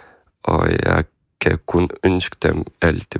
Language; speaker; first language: Danish; non-native, fluent; Ukrainian